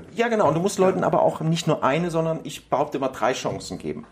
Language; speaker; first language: German; native; German